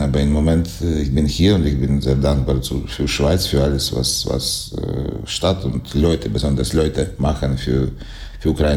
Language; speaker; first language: German; non-native, learner; Ukrainian